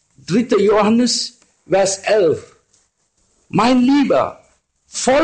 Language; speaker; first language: German; non-native, learner; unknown